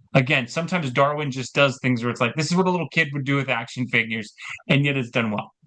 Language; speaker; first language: English; native; English